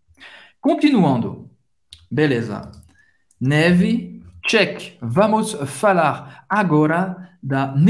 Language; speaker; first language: Portuguese; non-native, fluent; French